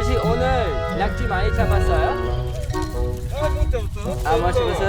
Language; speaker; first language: Korean; non-native, fluent; English